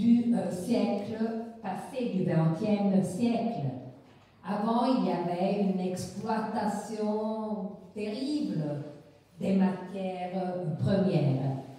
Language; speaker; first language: French; non-native, fluent; Italian